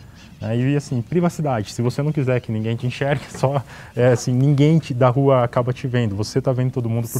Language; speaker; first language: Portuguese; native; Portuguese